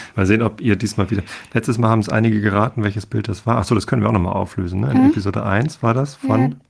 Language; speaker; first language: German; native; German